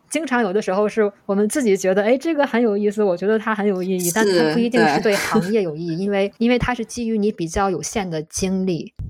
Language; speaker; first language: Chinese; native; Chinese